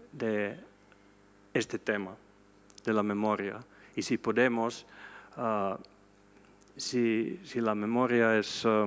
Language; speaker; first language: Spanish; non-native, fluent; Swedish